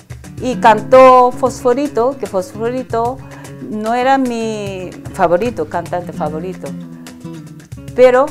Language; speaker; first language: Spanish; non-native, learner; Japanese